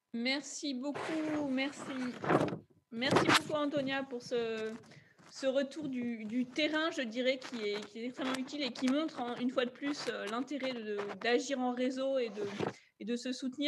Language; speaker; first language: French; native; French